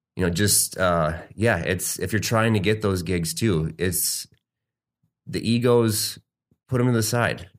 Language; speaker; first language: English; native; English